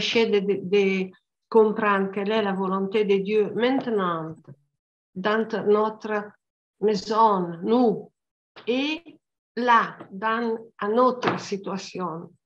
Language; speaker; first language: French; non-native, learner; Italian